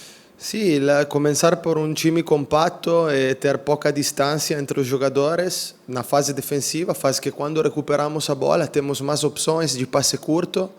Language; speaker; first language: Portuguese; non-native, fluent; Italian